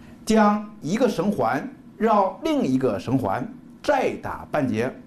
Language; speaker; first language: Chinese; native; Chinese